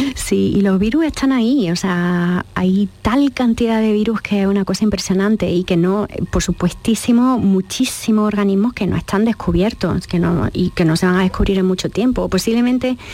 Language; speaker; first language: Spanish; native; Spanish